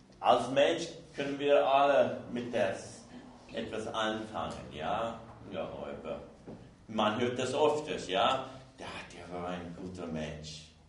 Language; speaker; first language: German; non-native, fluent; English